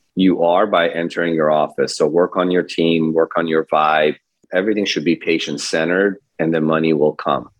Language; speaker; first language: English; early bilingual, other home language; Persian